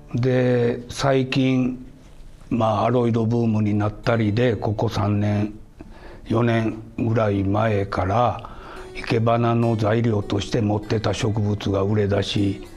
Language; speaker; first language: Japanese; native; Japanese